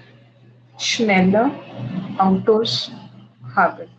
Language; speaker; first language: German; non-native, learner; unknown